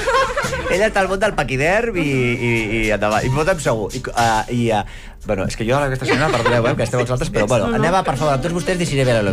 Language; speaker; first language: Catalan; native; Catalan